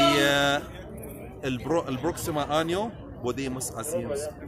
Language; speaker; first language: Spanish; non-native, learner; Arabic